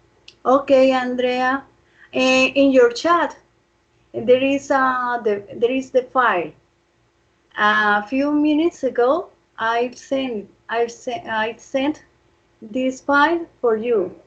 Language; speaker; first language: English; non-native, fluent; Spanish